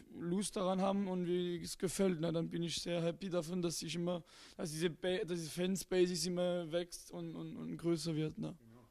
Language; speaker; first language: German; non-native, local second language; Swiss German